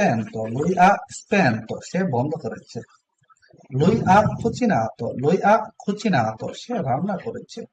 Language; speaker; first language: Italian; non-native, learner; Bangla